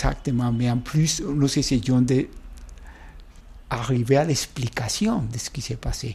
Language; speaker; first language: French; non-native, fluent; Spanish